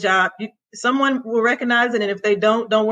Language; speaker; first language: English; native; English